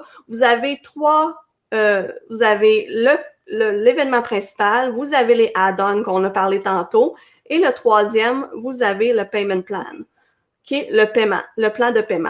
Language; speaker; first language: French; native; French